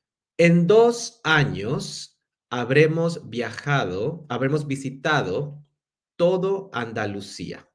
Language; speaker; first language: Spanish; non-native, fluent; English